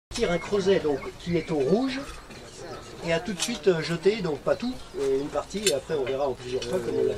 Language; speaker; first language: French; native; French